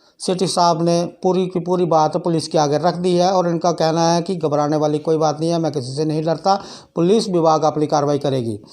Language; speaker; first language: Hindi; non-native, local second language; Dogri